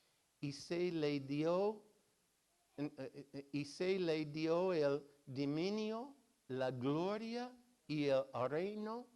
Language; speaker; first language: Spanish; non-native, fluent; English